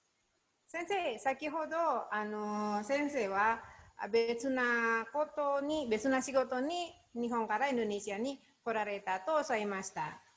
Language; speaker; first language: Japanese; non-native, learner; Indonesian